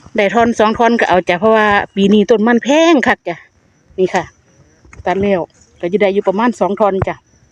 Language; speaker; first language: Thai; native; Thai